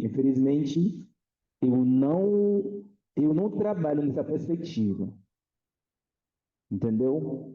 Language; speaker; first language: Portuguese; non-native, fluent; Haitian Creole